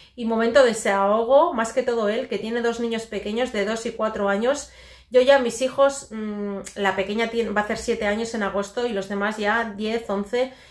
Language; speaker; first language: Spanish; native; Spanish